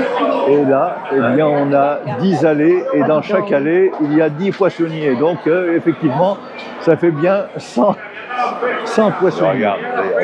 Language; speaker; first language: French; native; French